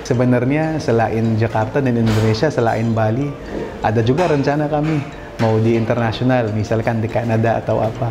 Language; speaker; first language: Indonesian; non-native, fluent; Filipino